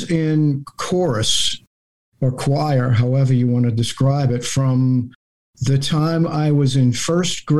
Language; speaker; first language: English; native; English